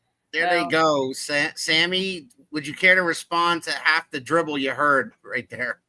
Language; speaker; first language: English; native; English